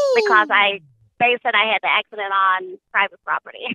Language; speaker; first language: English; native; English